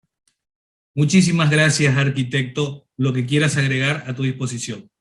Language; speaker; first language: Spanish; native; Spanish